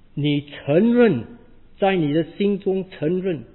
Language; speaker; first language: Chinese; non-native, learner; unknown